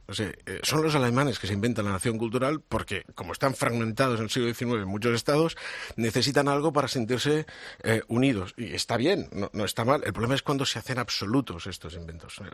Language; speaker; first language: Spanish; non-native, local second language; Catalan